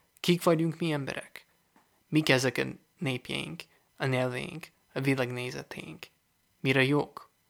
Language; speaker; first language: Hungarian; non-native, fluent; English